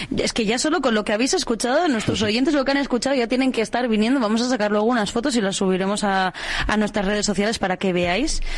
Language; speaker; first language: Spanish; native; Spanish